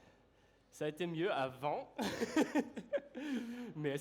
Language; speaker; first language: French; non-native, fluent; English